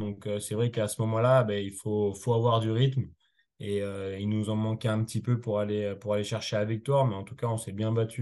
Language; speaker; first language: French; native; French